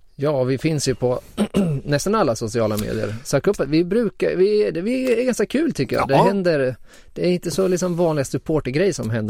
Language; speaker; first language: Swedish; native; Swedish